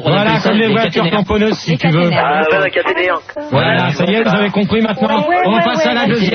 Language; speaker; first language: French; native; French